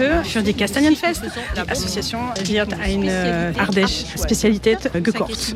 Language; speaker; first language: German; non-native, learner; French